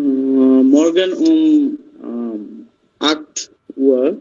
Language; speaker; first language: German; non-native, learner; Bangla